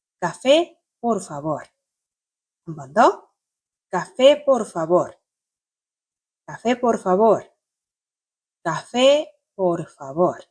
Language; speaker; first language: Spanish; non-native, fluent; Korean